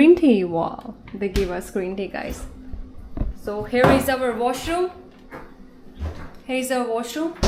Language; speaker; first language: English; non-native, local second language; Hindi